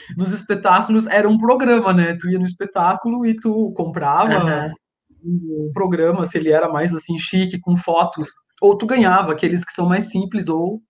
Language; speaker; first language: Portuguese; native; Portuguese